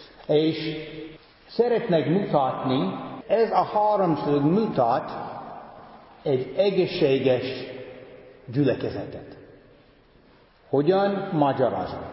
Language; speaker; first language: Hungarian; non-native, fluent; English